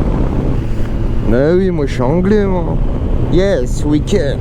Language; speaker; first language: French; native; French